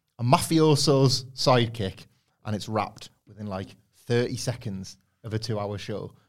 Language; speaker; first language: English; native; English